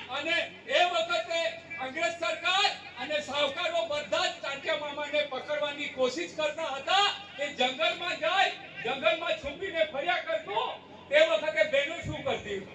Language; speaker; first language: Gujarati; non-native, local second language; Vasavi